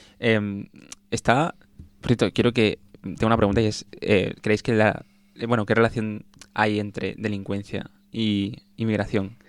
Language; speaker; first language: Spanish; early bilingual, other home language; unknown